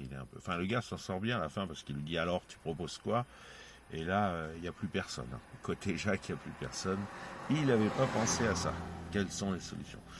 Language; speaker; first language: French; native; French